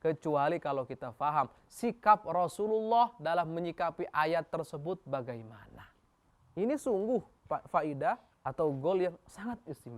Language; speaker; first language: Indonesian; native; Indonesian